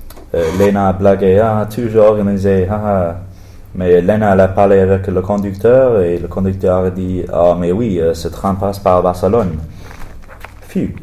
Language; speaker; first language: French; non-native, learner; English